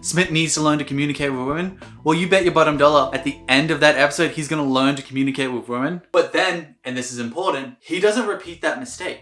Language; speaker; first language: English; native; English